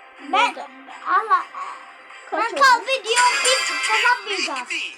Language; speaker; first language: Turkish; early bilingual, other home language; Arabic